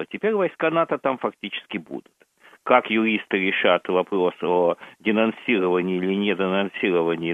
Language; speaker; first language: Russian; native; Russian